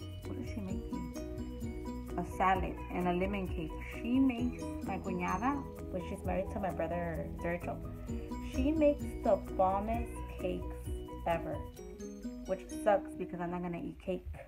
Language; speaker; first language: English; early bilingual, other home language; Spanish